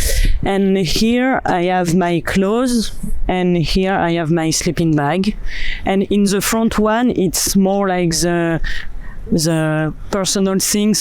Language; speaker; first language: English; non-native, fluent; French